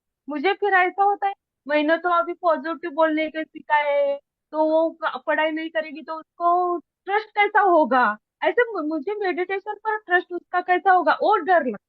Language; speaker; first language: Hindi; non-native, local second language; Marathi